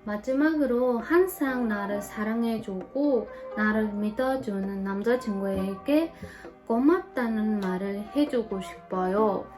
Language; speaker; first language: Korean; non-native, fluent; Mongolian